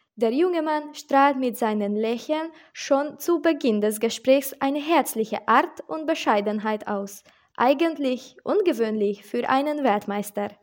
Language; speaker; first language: German; non-native, local second language; Hungarian